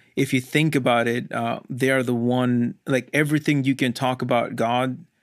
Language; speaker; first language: English; non-native, local second language; Hindi